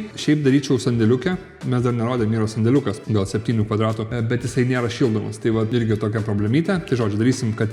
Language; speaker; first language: Lithuanian; native; Lithuanian